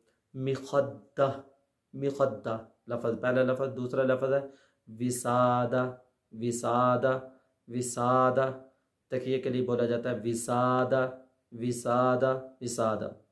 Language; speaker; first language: Urdu; native; Urdu